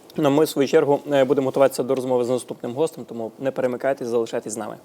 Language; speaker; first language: Ukrainian; native; Ukrainian